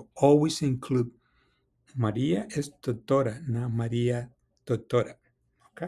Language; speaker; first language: Spanish; non-native, fluent; English